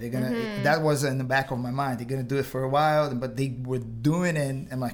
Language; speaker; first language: English; non-native, fluent; Portuguese